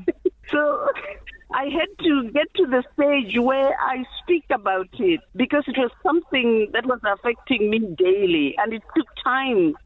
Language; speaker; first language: English; non-native, local second language; Shona